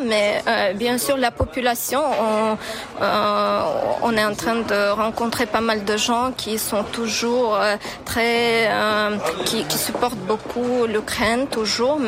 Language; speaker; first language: French; non-native, fluent; Ukrainian